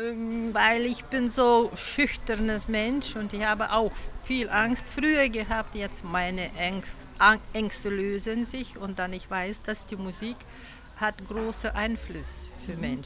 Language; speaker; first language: German; non-native, learner; Lithuanian